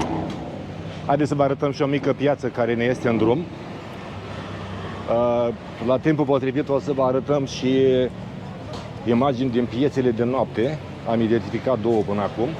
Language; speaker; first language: Romanian; native; Romanian